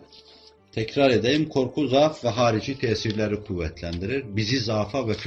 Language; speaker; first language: Turkish; native; Turkish